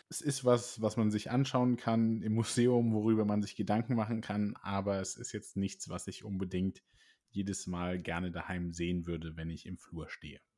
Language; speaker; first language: German; native; German